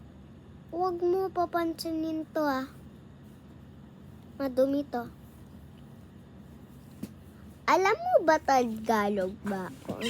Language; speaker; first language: Filipino; non-native, local second language; English